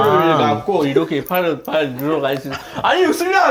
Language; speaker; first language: Korean; non-native, fluent; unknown